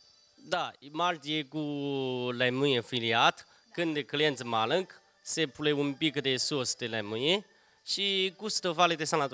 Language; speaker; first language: Romanian; non-native, learner; Chinese